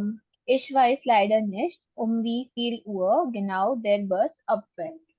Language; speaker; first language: German; non-native, learner; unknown